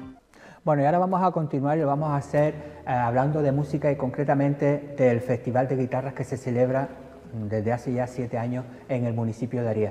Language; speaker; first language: Spanish; native; Spanish